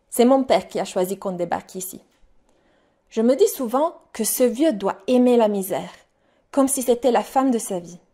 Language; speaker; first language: French; non-native, fluent; Italian